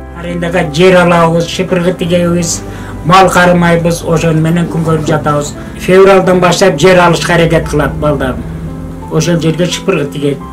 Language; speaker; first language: Kyrgyz; early bilingual, heritage; Kyrgyz